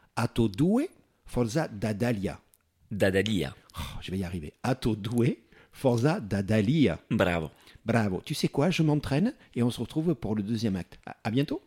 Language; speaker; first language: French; native; French